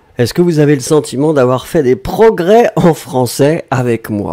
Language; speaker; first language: French; native; French